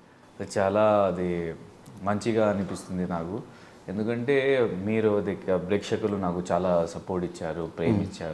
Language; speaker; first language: Telugu; non-native, learner; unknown